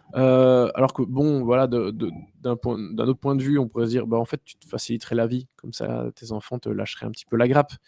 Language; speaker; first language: French; native; French